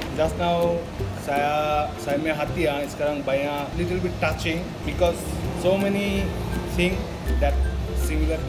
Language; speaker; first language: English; non-native, learner; Bangla